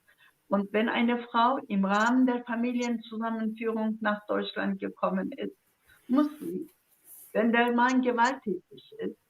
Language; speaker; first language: German; non-native, fluent; Zaza